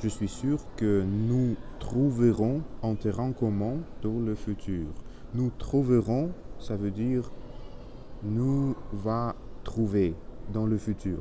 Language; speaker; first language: French; non-native, learner; Spanish